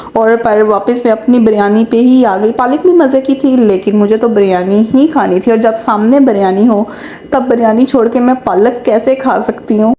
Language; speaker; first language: Urdu; native; Urdu